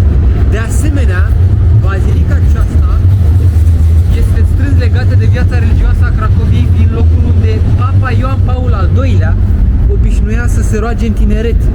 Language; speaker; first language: Romanian; native; Romanian